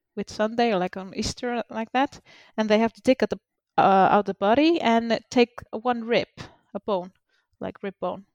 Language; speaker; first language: English; non-native, fluent; Icelandic